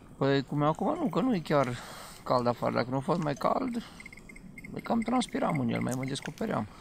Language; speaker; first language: Romanian; native; Romanian